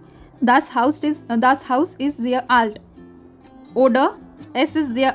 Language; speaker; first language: German; non-native, learner; Hindi